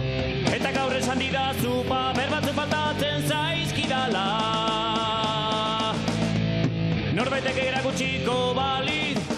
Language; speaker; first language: Basque; native; Basque